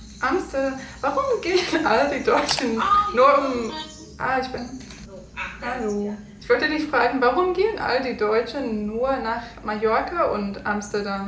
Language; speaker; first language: German; non-native, learner; English